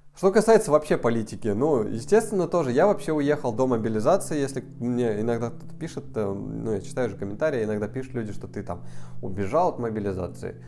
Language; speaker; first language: Russian; native; Russian